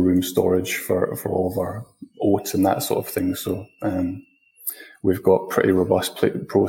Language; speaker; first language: English; native; English